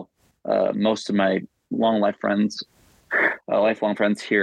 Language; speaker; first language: English; native; English